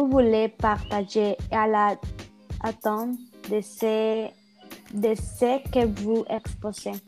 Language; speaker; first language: French; non-native, learner; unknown